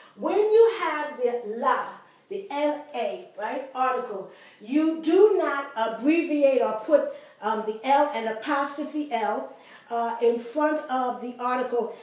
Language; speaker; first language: English; native; English